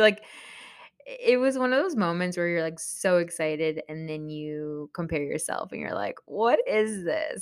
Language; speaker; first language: English; early bilingual, other home language; Spanish